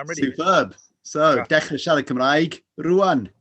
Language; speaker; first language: Welsh; non-native, fluent; English